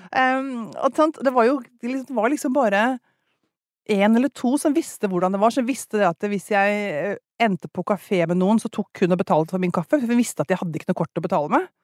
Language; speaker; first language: Norwegian; native; Norwegian